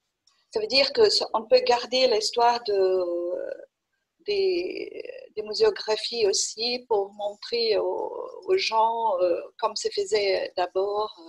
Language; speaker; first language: French; non-native, fluent; Portuguese